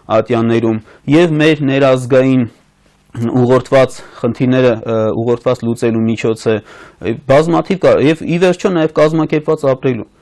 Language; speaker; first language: Armenian; native; Armenian